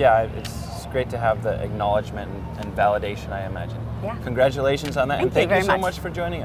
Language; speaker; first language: English; native; English